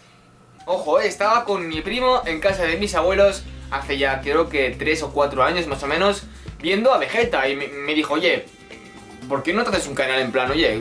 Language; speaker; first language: Spanish; native; Spanish